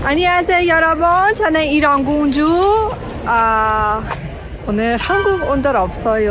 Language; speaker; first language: Korean; non-native, learner; Persian